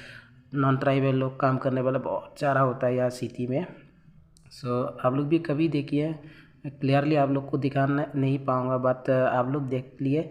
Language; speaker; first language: Hindi; non-native, local second language; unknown